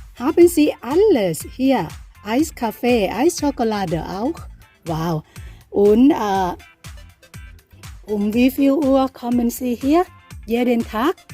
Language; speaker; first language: German; non-native, learner; Thai